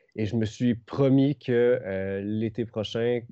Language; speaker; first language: French; native; French